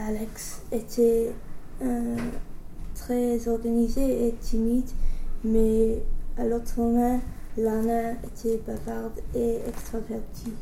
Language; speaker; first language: French; non-native, learner; English